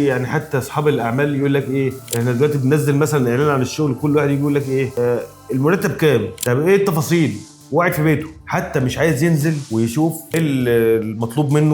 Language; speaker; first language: Arabic; native; Arabic